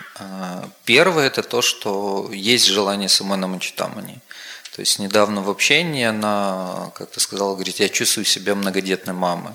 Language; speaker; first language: Russian; native; Russian